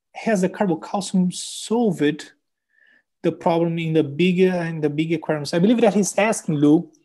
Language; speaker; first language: English; non-native, fluent; Portuguese